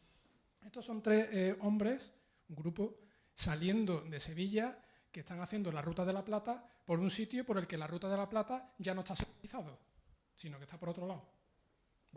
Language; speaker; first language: Spanish; native; Spanish